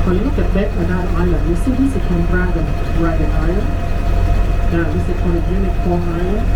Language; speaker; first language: English; non-native, learner; Vietnamese